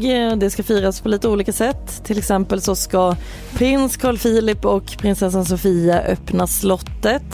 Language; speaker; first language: Swedish; native; Swedish